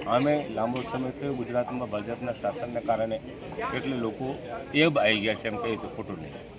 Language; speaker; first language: Gujarati; non-native, local second language; Rathawi